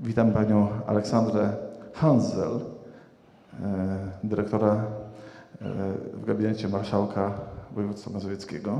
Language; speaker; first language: Polish; native; Polish